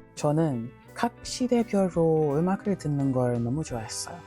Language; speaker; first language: Korean; non-native, learner; English